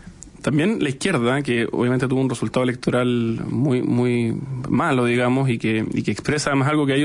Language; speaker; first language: Spanish; native; Spanish